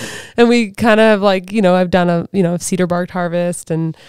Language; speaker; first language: English; native; English